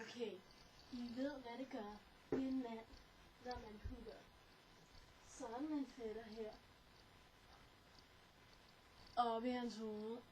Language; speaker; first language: Danish; native; Danish